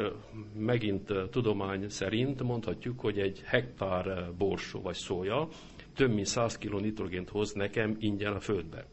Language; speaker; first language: Hungarian; native; Hungarian